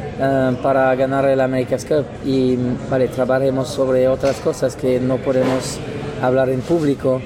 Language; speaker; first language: Spanish; non-native, learner; French